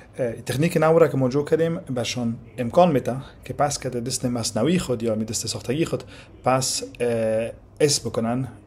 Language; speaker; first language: Persian; native; Persian